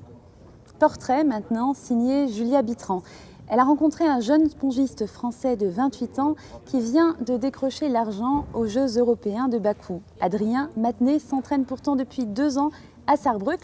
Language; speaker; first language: French; native; French